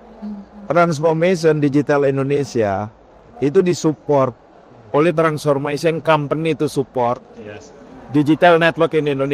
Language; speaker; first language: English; non-native, learner; Indonesian